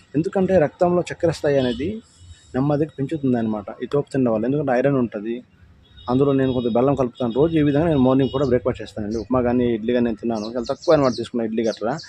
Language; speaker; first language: Telugu; non-native, local second language; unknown